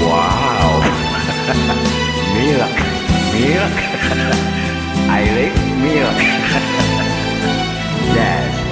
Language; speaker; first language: English; non-native, learner; Sundanese